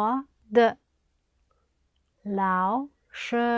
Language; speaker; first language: Chinese; non-native, learner; English